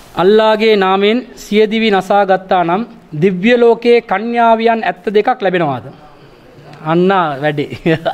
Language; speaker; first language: Sinhala; non-native, local second language; Tamil